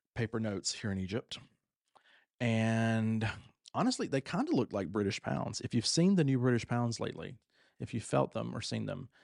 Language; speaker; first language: English; native; English